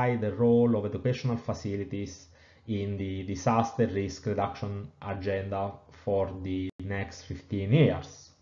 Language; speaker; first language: English; non-native, fluent; Italian